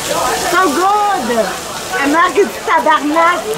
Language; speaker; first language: English; non-native, learner; French